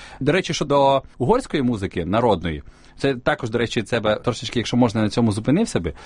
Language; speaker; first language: Ukrainian; native; Ukrainian